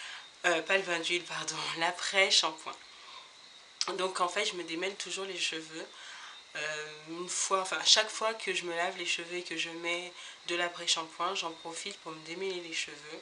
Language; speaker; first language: French; native; French